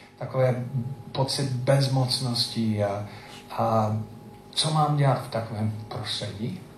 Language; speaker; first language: Czech; non-native, fluent; English